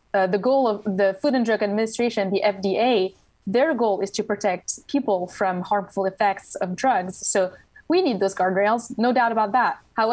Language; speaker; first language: English; non-native, fluent; French